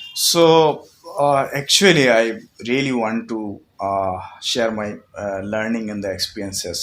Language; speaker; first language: English; non-native, local second language; Bangla